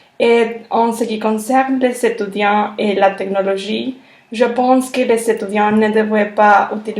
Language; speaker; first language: French; non-native, learner; Spanish